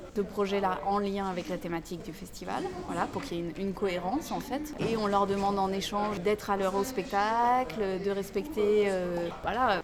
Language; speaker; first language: French; native; French